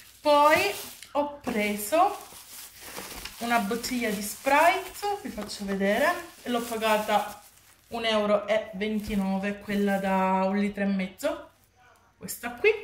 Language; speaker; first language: Italian; native; Italian